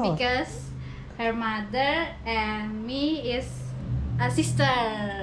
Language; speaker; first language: English; non-native, learner; Indonesian